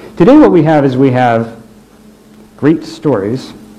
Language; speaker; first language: English; native; English